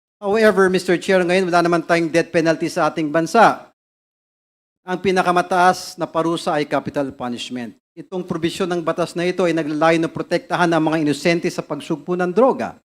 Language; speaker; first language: Filipino; native; Filipino